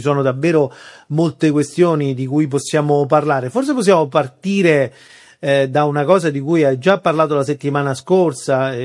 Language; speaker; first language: Italian; native; Italian